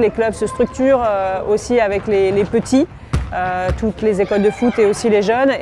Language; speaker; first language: French; native; French